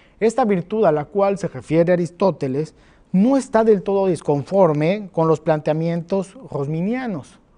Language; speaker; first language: Spanish; native; Spanish